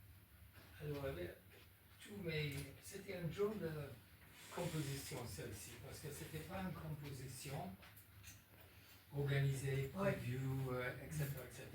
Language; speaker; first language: French; non-native, fluent; English